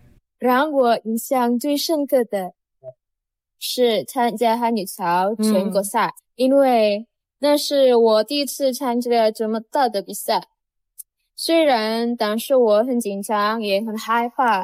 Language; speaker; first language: Chinese; non-native, learner; Indonesian